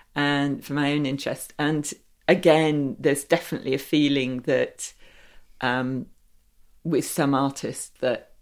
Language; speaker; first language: English; native; English